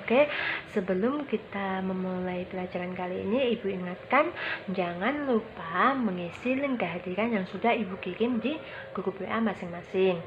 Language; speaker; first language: Indonesian; native; Indonesian